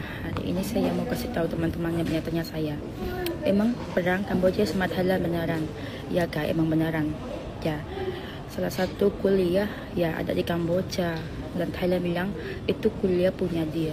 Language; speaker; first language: Indonesian; non-native, learner; Khmer